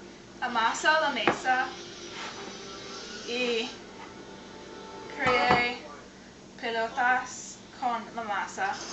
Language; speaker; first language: Spanish; non-native, learner; English